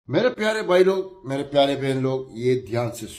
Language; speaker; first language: Hindi; non-native, learner; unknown